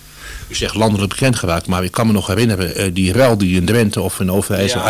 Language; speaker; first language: Dutch; native; Dutch